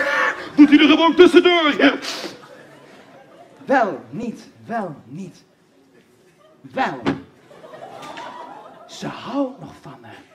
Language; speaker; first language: Dutch; native; Dutch